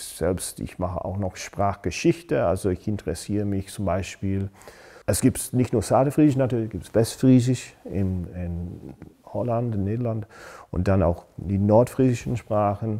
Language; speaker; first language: German; non-native, fluent; English